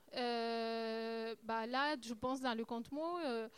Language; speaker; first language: French; non-native, fluent; Arabic